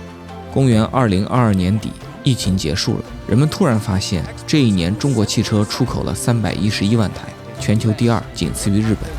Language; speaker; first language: Chinese; native; Chinese